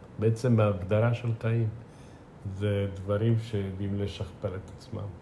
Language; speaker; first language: Hebrew; non-native, fluent; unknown